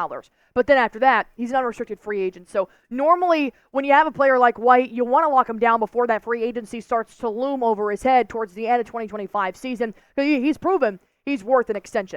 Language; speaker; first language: English; native; English